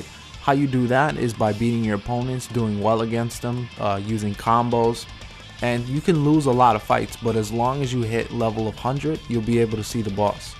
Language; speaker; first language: English; native; English